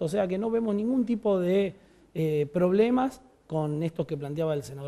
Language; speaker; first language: Spanish; native; Spanish